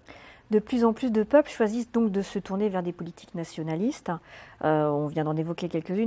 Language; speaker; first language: French; native; French